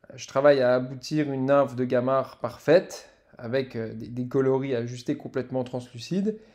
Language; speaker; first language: French; native; French